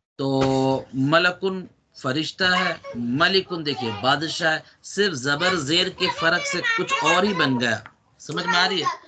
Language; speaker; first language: Urdu; native; Urdu